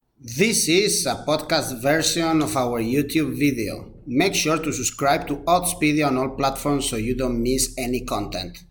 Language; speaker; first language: English; non-native, fluent; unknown